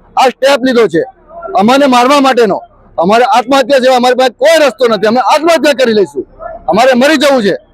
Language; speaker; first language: Gujarati; native; Gujarati